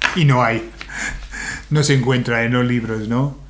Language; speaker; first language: Spanish; non-native, fluent; English